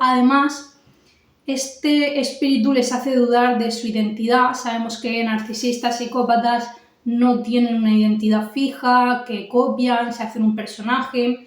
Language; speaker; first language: Spanish; native; Spanish